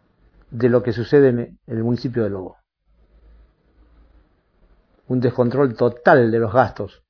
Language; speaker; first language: Spanish; native; Spanish